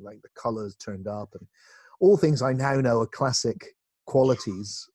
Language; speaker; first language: English; native; English